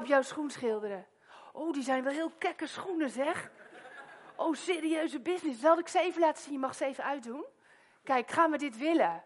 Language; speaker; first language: Dutch; native; Dutch